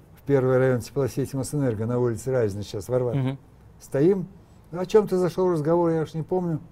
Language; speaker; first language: Russian; native; Russian